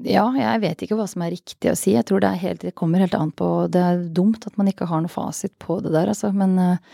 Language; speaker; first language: Norwegian; native; Norwegian